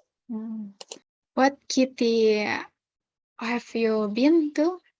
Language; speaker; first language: English; non-native, learner; Indonesian